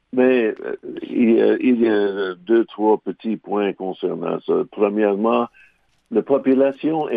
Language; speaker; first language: French; non-native, local second language; English